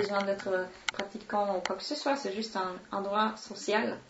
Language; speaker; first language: French; non-native, fluent; Swedish